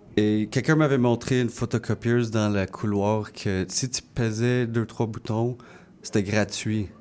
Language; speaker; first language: French; non-native, local second language; English